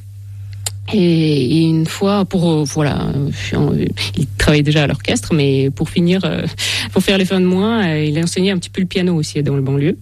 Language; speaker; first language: French; non-native, fluent; Russian